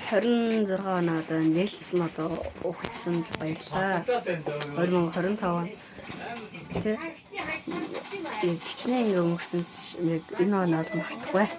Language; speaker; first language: Mongolian; native; Mongolian